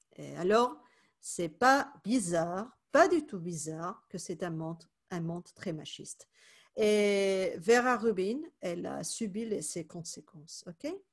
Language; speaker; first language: French; non-native, fluent; Spanish